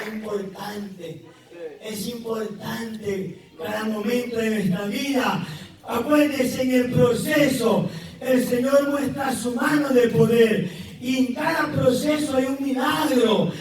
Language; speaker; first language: Spanish; native; Spanish